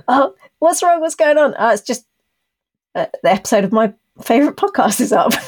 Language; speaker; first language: English; native; English